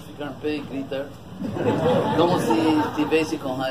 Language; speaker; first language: Portuguese; non-native, fluent; English